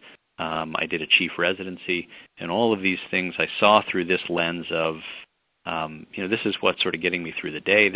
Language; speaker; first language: English; native; English